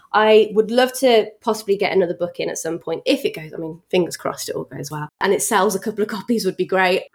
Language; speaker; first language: English; native; English